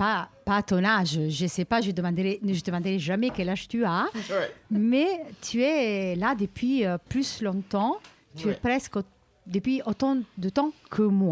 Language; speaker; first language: French; native; French